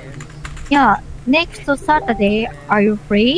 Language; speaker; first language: English; non-native, learner; Japanese